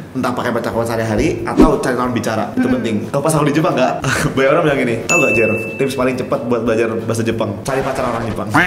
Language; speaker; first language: Indonesian; native; Indonesian